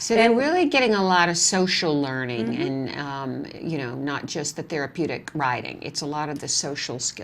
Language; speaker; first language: English; native; English